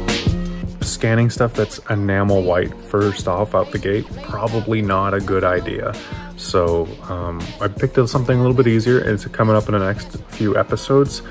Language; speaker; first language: English; native; English